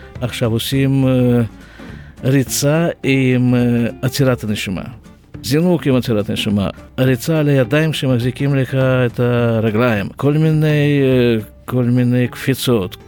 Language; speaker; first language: Hebrew; non-native, fluent; Russian